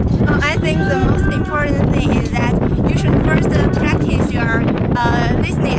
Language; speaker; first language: English; non-native, learner; Chinese